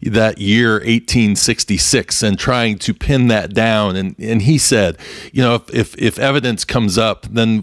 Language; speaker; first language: English; native; English